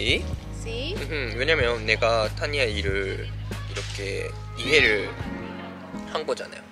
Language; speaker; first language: Korean; non-native, fluent; Japanese